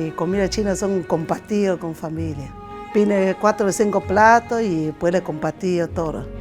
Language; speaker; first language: Spanish; non-native, learner; Chinese